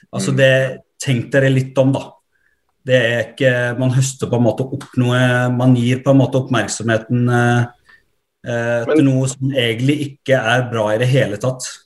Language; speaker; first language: Norwegian; early bilingual, other home language; Arabic